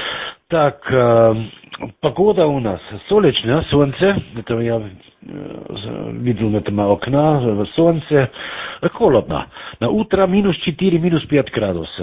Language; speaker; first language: Russian; non-native, learner; German